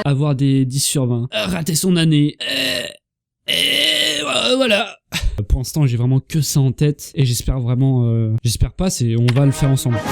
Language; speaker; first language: French; native; French